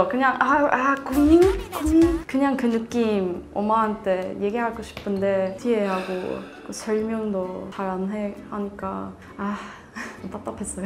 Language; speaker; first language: Korean; non-native, learner; Swedish